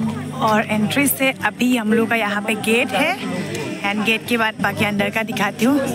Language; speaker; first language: Hindi; non-native, local second language; Assamese